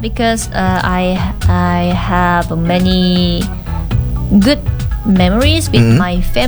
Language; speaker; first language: English; non-native, learner; Korean